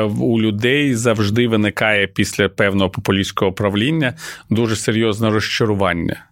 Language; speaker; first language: Ukrainian; non-native, local second language; Russian